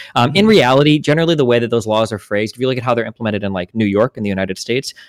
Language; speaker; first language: English; native; English